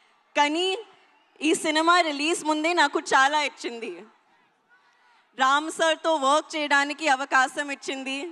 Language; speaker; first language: Telugu; non-native, learner; Hindi